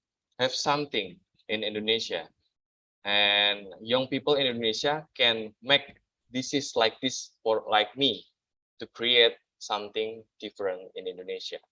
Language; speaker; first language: English; non-native, learner; Indonesian